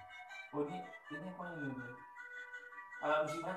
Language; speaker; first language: Indonesian; native; Indonesian